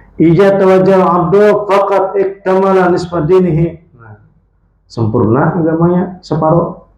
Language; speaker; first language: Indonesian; non-native, local second language; Banjar